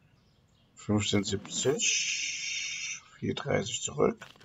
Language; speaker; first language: German; native; German